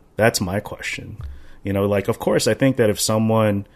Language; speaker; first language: English; native; English